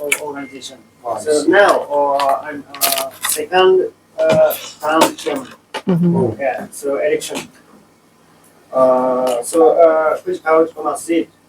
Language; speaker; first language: English; non-native, learner; Japanese